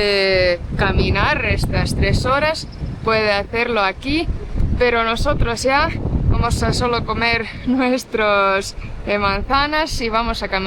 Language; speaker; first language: Spanish; non-native, fluent; Portuguese